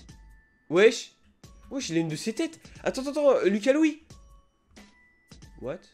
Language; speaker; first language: French; native; French